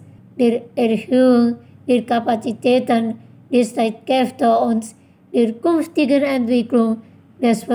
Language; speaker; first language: German; non-native, fluent; Indonesian